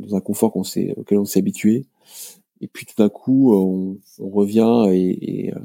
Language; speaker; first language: French; native; French